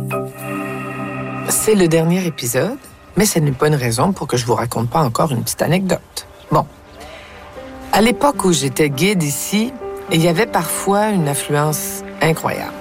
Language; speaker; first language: French; native; French